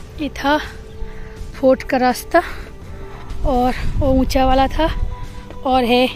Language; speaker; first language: Hindi; non-native, local second language; Bangla